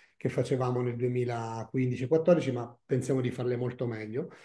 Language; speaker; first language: Italian; native; Italian